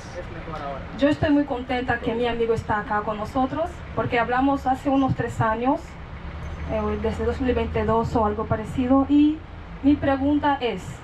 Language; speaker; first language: Spanish; non-native, learner; Portuguese